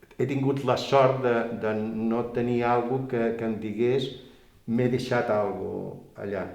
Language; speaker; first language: Catalan; non-native, local second language; Spanish